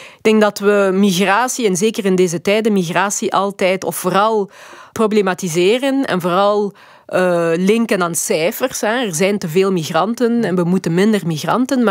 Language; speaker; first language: Dutch; early bilingual, other home language; Lingala